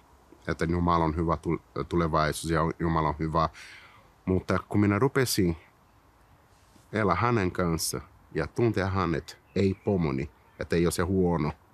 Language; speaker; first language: Finnish; non-native, fluent; Portuguese